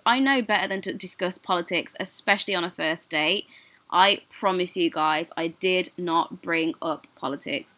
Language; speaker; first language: English; native; English